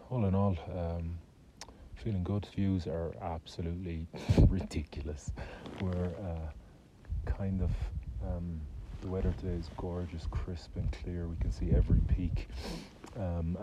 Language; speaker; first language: English; native; English